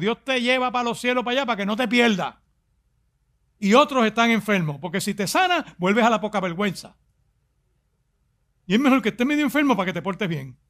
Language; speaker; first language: Spanish; native; Spanish